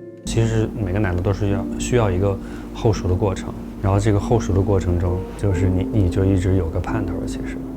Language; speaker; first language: Chinese; native; Chinese